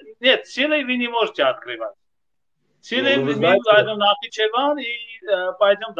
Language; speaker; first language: Russian; non-native, fluent; Armenian